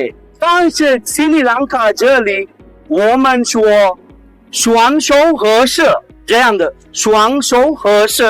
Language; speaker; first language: Chinese; non-native, fluent; Sinhala